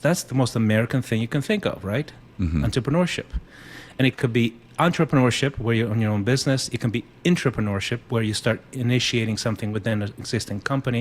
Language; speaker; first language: English; non-native, fluent; Spanish